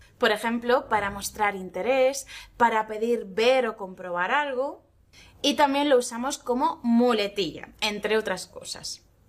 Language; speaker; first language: Spanish; native; Spanish